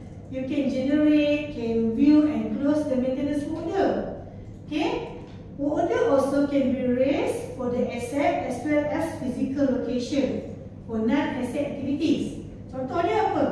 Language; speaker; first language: English; non-native, local second language; Malay